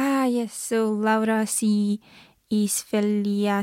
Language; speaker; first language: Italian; non-native, learner; English